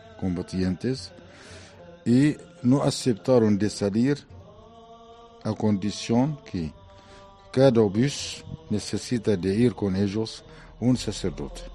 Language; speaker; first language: Spanish; non-native, fluent; Arabic